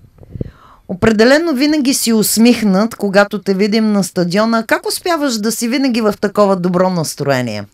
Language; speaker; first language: Bulgarian; native; Bulgarian